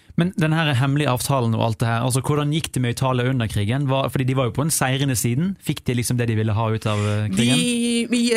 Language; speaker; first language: Norwegian; native; Norwegian